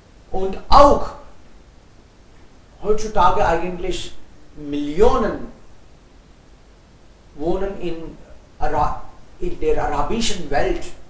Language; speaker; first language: German; non-native, fluent; Hindi